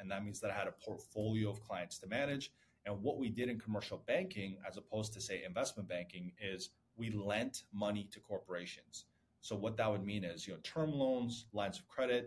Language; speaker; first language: English; early bilingual, other home language; Persian